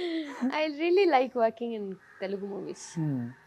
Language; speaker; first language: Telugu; non-native, fluent; Tamil